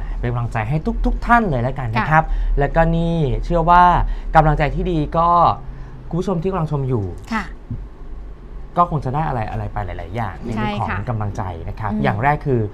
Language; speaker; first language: Thai; native; Thai